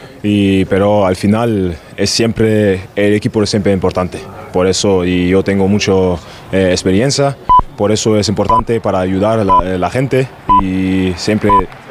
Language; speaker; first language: Spanish; non-native, fluent; German